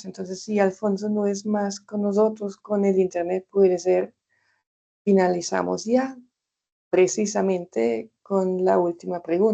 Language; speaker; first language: Spanish; non-native, fluent; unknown